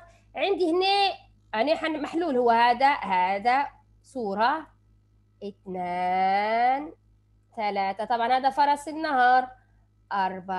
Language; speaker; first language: Arabic; native; Arabic